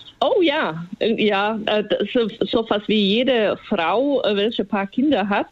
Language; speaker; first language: German; non-native, fluent; Slovak